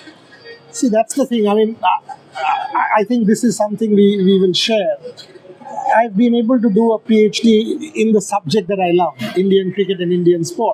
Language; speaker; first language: English; non-native, local second language; Bangla